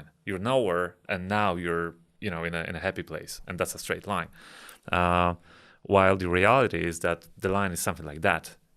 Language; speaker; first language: English; non-native, fluent; Polish